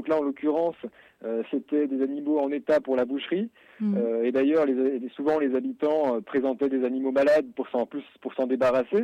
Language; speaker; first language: French; native; French